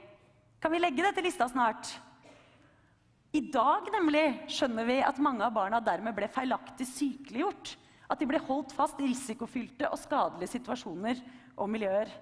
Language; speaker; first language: Norwegian; native; Norwegian